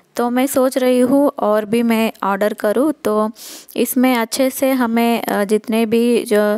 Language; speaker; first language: Hindi; non-native, local second language; Telugu